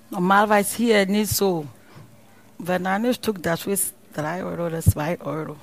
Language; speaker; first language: German; non-native, learner; Akan